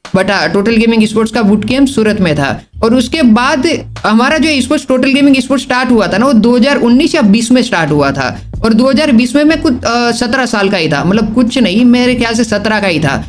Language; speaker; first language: Hindi; non-native, local second language; Gujarati